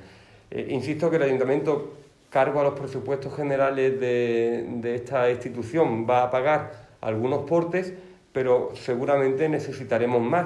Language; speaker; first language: Spanish; native; Spanish